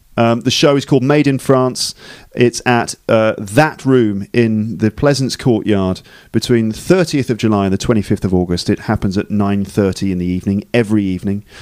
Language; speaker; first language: English; native; English